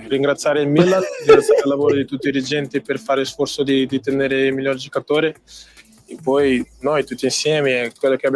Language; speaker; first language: Italian; non-native, fluent; Portuguese